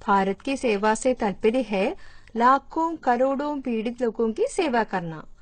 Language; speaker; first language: Hindi; non-native, local second language; Malayalam